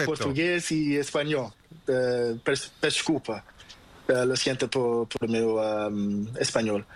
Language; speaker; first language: Spanish; non-native, learner; Portuguese